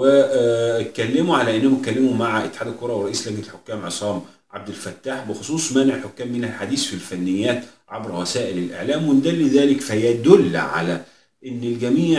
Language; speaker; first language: Arabic; native; Arabic